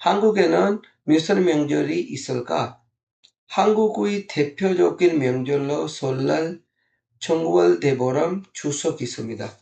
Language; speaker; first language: Korean; non-native, fluent; Urdu